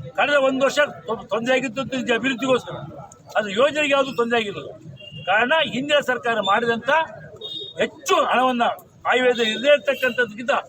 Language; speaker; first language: Kannada; native; Kannada